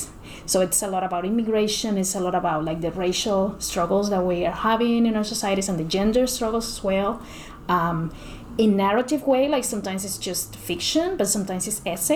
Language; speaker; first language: English; non-native, fluent; Spanish